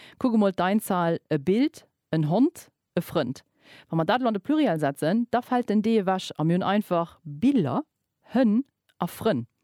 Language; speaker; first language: Luxembourgish; native; Luxembourgish